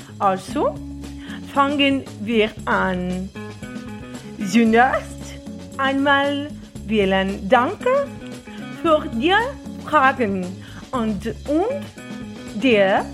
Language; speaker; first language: German; non-native, learner; Portuguese